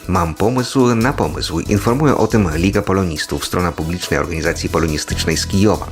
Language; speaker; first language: Polish; early bilingual, heritage; Polish